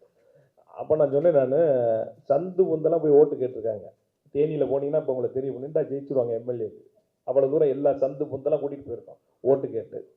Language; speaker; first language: Tamil; native; Tamil